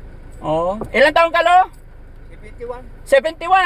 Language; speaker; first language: Filipino; native; Filipino